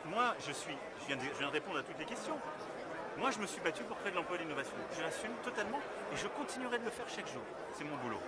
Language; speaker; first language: French; native; French